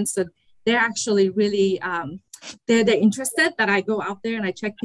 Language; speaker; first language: English; non-native, fluent; German